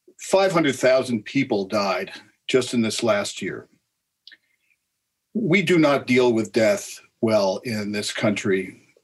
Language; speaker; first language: English; native; English